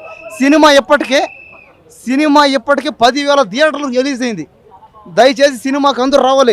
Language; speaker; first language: Telugu; native; Telugu